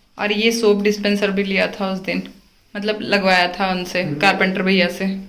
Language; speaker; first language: Hindi; non-native, local second language; Marathi